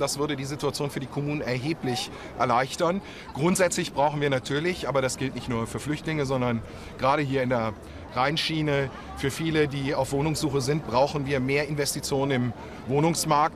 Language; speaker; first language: German; native; German